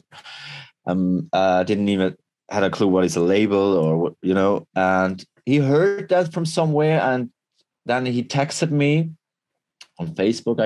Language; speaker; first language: English; non-native, fluent; Swiss German